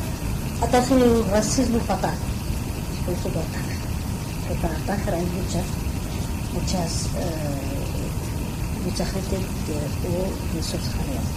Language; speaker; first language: Spanish; non-native, learner; Arabic